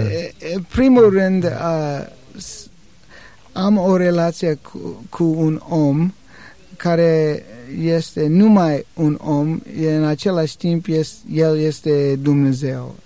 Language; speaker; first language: Romanian; non-native, learner; English